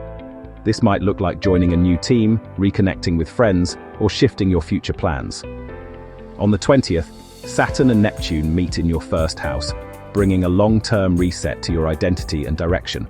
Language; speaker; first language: English; native; English